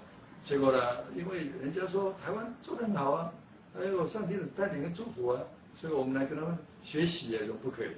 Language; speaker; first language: Chinese; native; Chinese